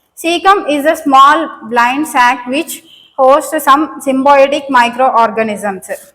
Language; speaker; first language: English; non-native, local second language; Telugu